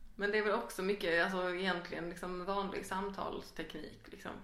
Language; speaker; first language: Swedish; native; Swedish